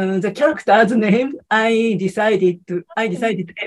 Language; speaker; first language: English; non-native, learner; Japanese